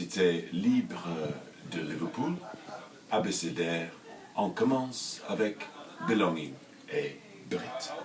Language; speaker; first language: French; non-native, learner; English